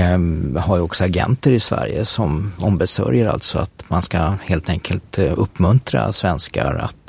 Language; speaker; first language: Swedish; native; Swedish